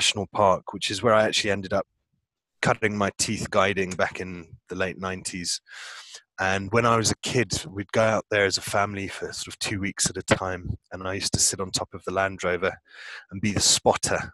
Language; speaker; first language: English; native; English